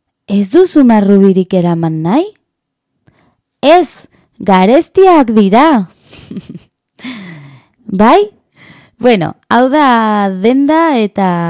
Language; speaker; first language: Basque; non-native, learner; Spanish